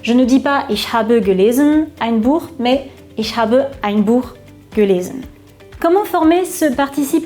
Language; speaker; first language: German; non-native, fluent; French